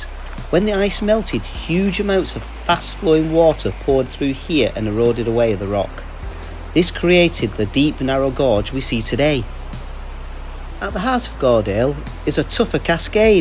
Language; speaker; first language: English; native; English